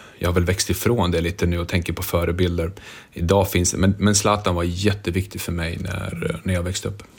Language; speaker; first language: Swedish; early bilingual, other home language; Bosnian